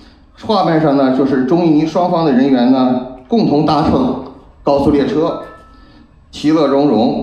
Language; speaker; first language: Chinese; native; Chinese